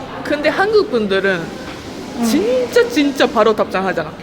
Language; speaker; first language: Korean; non-native, fluent; Japanese